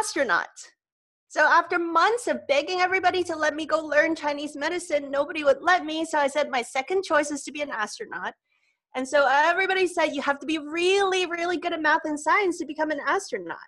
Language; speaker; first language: English; non-native, local second language; Cantonese